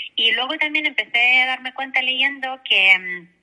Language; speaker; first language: Spanish; non-native, fluent; Russian